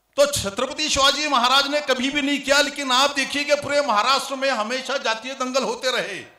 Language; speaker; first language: Hindi; non-native, local second language; Marathi